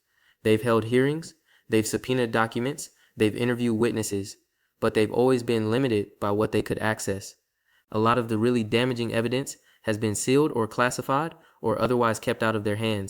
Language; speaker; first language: English; native; English